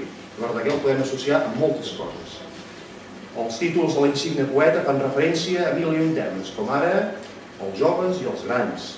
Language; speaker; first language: Catalan; native; Catalan